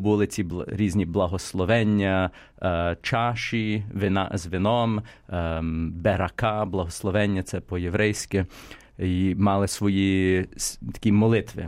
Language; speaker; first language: Ukrainian; early bilingual, heritage; Ukrainian